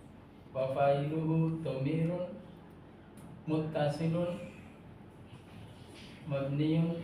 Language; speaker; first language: Arabic; non-native, learner; Indonesian